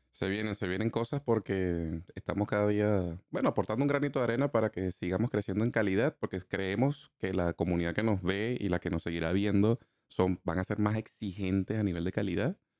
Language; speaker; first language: Spanish; native; Spanish